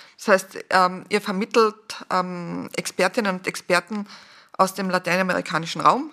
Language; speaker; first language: German; native; German